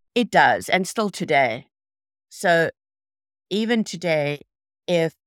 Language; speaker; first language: English; native; English